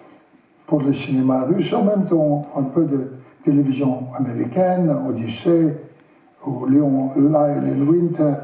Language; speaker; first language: French; non-native, learner; Russian